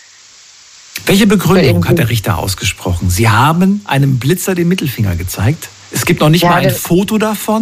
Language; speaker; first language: German; native; German